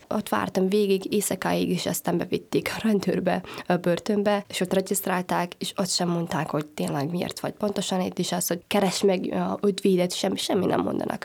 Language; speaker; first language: Hungarian; non-native, fluent; Somali